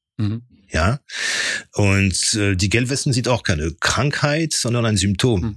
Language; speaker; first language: German; non-native, fluent; French